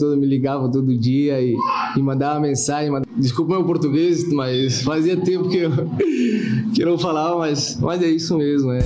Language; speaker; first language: Portuguese; early bilingual, heritage; Spanish